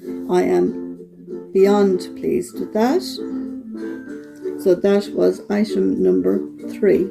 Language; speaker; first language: English; native; English